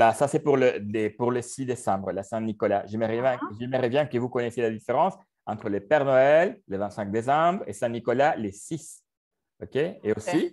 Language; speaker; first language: French; non-native, fluent; Spanish